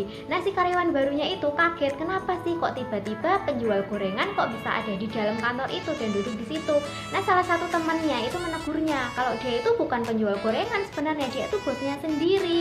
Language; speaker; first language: Indonesian; native; Indonesian